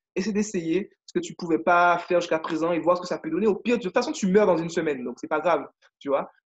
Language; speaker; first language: French; native; French